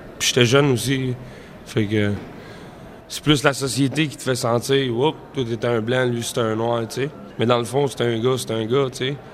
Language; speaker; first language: French; native; French